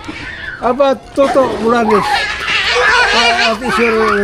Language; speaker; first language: English; non-native, local second language; Filipino